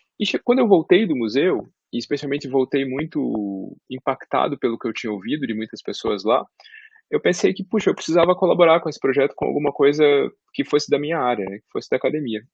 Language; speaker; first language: Portuguese; native; Portuguese